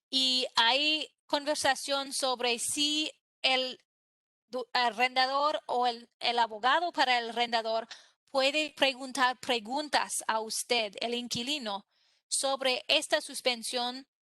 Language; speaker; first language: Spanish; non-native, fluent; English